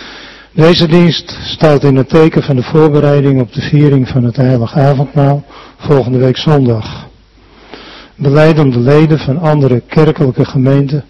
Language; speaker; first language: Dutch; native; Dutch